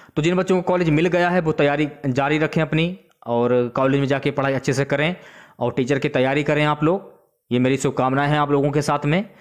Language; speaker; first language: Hindi; native; Hindi